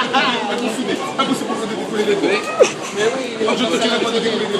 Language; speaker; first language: French; native; French